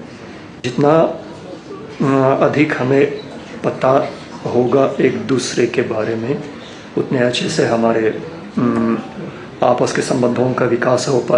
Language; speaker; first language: Hindi; non-native, fluent; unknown